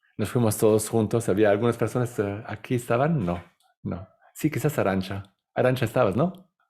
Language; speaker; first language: Spanish; non-native, fluent; Italian